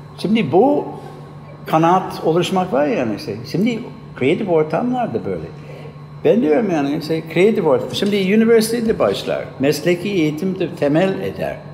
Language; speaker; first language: Turkish; non-native, fluent; English